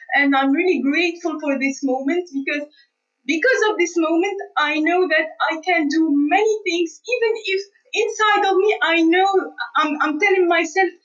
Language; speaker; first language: English; non-native, fluent; Arabic